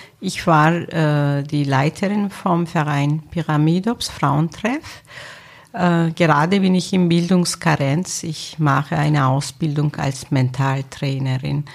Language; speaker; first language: German; non-native, fluent; Turkish